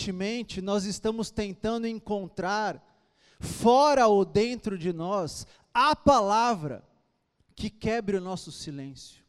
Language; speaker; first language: Portuguese; native; Portuguese